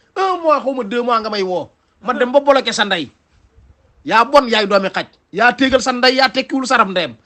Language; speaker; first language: Wolof; native; Wolof